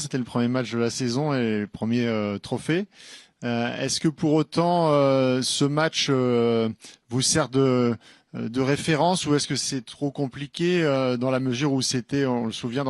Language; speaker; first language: French; native; French